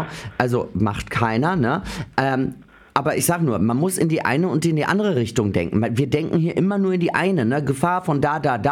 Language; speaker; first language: German; native; German